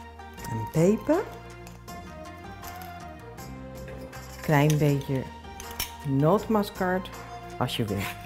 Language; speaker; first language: Dutch; non-native, learner; Japanese